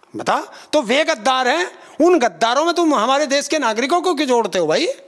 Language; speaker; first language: Hindi; native; Hindi